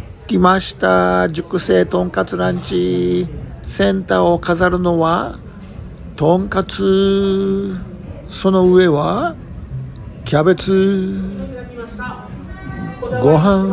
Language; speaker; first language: Japanese; native; Japanese